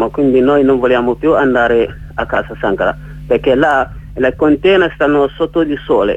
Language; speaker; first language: Italian; non-native, learner; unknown